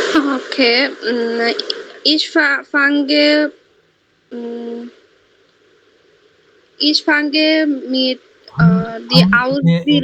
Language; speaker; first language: German; non-native, learner; Bangla